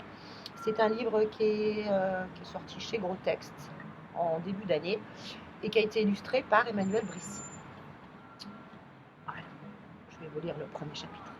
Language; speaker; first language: French; native; French